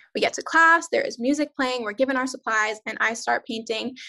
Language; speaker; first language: English; native; English